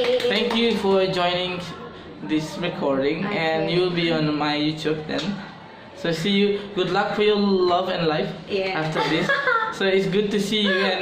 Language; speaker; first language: English; non-native, fluent; Indonesian